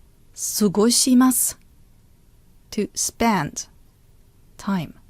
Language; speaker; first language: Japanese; non-native, fluent; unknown